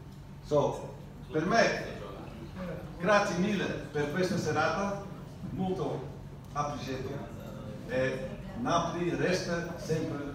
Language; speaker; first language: Italian; non-native, learner; Dutch